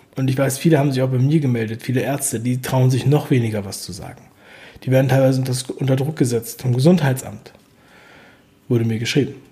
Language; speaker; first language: German; native; German